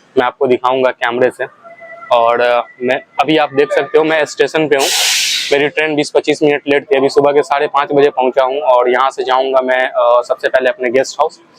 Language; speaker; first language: Hindi; native; Hindi